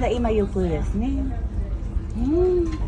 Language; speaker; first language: Japanese; non-native, fluent; Filipino